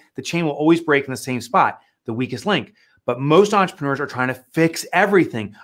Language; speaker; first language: English; native; English